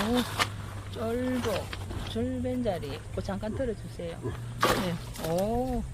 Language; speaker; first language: Korean; native; Korean